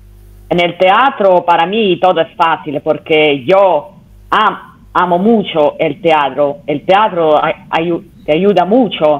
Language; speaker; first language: Spanish; non-native, fluent; Italian